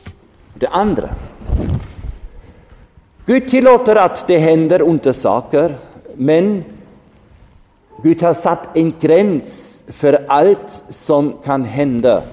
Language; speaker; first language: Swedish; non-native, fluent; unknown